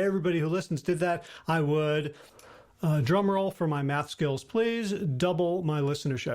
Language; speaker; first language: English; native; English